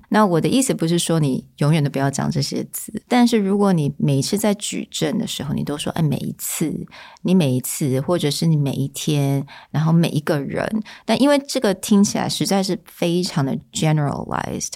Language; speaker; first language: Chinese; native; Chinese